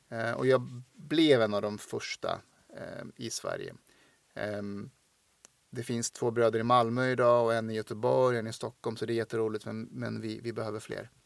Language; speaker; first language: Swedish; early bilingual, other home language; Persian